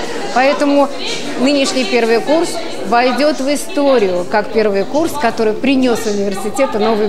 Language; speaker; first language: Russian; native; Russian